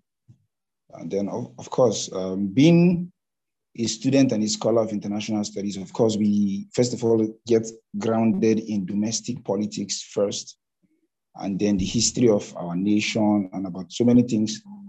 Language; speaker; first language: English; non-native, local second language; Hausa